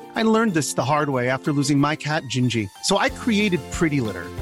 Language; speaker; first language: English; early bilingual, other home language; Urdu